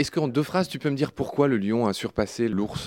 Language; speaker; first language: French; native; French